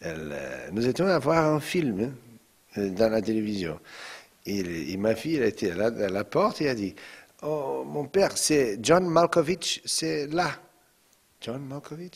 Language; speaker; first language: French; non-native, fluent; Portuguese